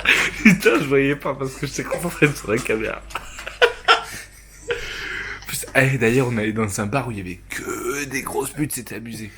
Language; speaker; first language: French; native; French